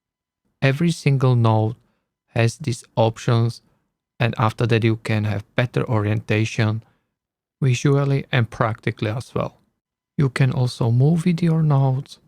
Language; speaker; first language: English; non-native, learner; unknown